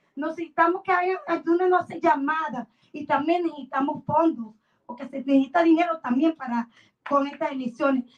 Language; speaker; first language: Spanish; early bilingual, other home language; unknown